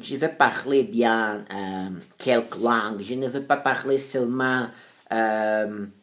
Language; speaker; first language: French; non-native, fluent; Portuguese